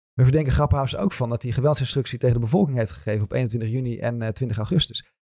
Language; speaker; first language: Dutch; native; Dutch